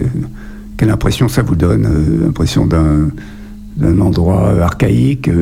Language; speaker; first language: French; native; French